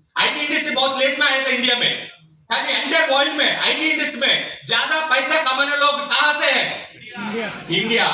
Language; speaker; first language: Hindi; non-native, local second language; Telugu